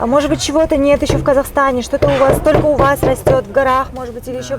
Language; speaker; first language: Russian; native; Russian